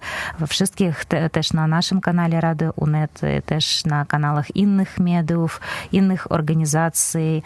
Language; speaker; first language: Polish; non-native, fluent; Belarusian